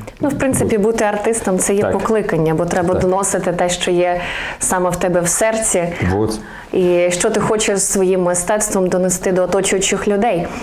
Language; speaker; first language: Ukrainian; native; Ukrainian